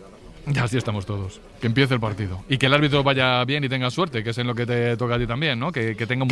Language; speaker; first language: Spanish; native; Spanish